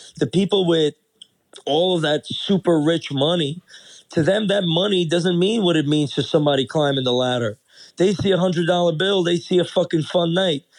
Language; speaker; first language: English; early bilingual, other home language; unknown